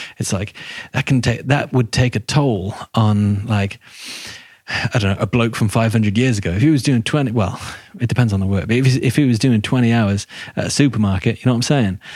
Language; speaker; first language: English; native; English